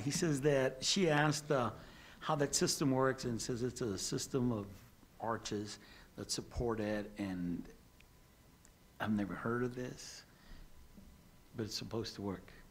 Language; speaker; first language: English; native; English